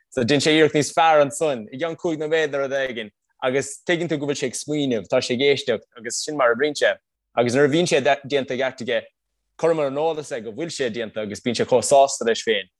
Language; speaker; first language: Irish; native; Irish